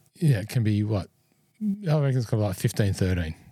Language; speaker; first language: English; native; English